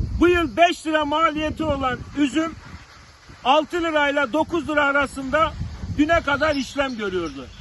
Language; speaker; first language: Turkish; native; Turkish